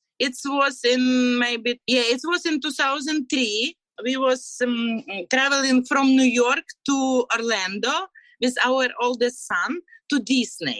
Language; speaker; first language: English; non-native, learner; Ukrainian